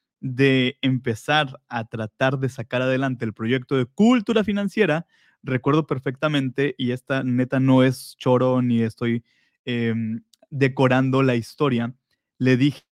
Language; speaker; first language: Spanish; native; Spanish